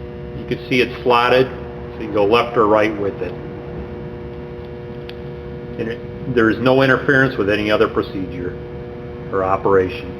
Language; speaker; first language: English; native; English